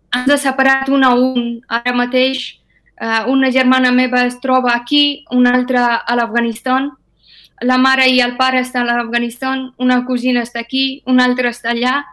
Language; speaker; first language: Catalan; non-native, fluent; Persian